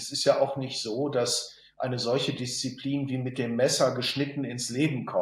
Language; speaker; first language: German; native; German